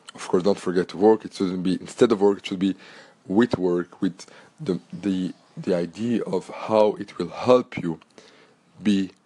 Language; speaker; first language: English; non-native, fluent; French